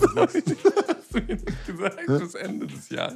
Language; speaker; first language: German; native; German